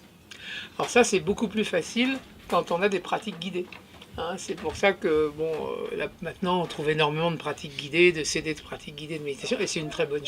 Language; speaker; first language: French; native; French